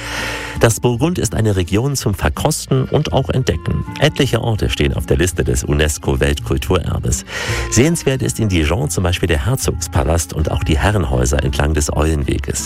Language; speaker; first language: German; native; German